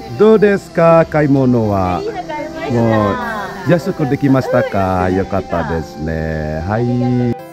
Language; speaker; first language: Japanese; non-native, fluent; Balinese